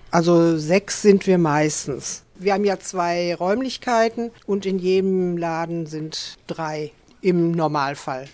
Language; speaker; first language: German; native; German